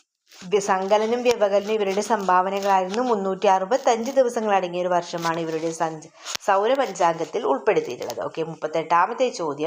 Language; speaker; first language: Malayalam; native; Malayalam